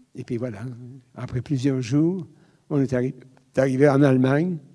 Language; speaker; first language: French; native; French